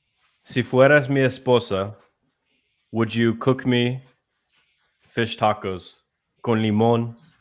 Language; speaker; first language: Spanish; non-native, learner; English